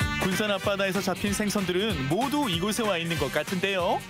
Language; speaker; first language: Korean; native; Korean